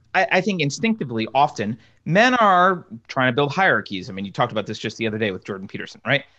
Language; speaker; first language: English; native; English